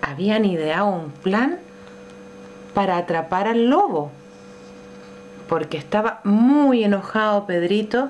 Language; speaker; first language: Spanish; native; Spanish